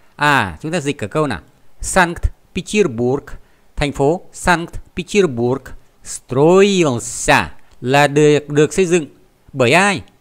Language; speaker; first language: Vietnamese; native; Vietnamese